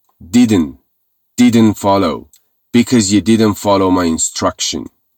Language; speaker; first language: English; non-native, fluent; Persian